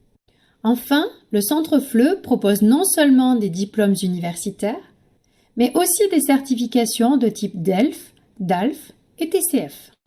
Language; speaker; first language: French; native; French